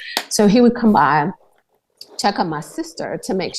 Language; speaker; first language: English; native; English